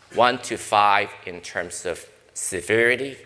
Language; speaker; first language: English; native; English